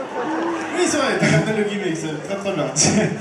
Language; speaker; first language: French; native; French